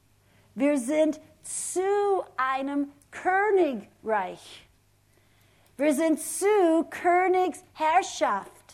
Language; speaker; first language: German; non-native, fluent; English